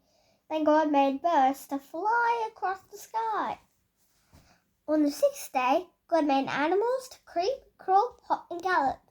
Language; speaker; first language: English; native; English